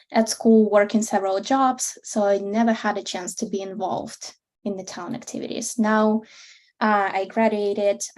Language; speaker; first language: English; non-native, fluent; Russian